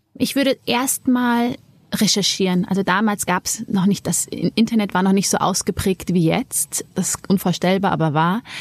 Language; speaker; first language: German; early bilingual, other home language; Amharic